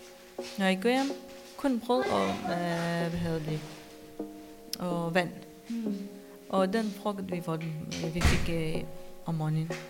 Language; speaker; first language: Danish; non-native, learner; Persian